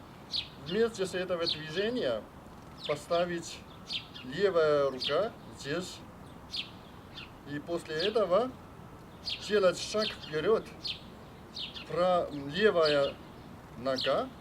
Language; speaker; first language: Russian; non-native, learner; Chinese